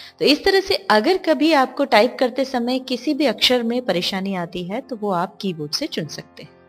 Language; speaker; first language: Hindi; native; Hindi